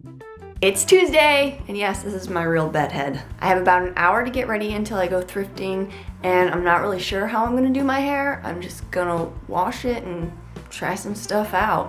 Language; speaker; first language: English; native; English